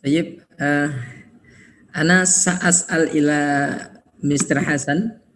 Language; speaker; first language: Arabic; non-native, learner; Indonesian